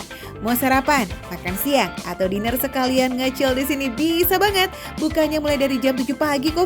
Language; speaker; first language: Indonesian; native; Indonesian